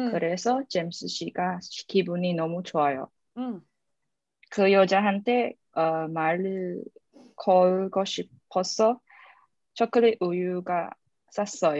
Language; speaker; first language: Korean; non-native, learner; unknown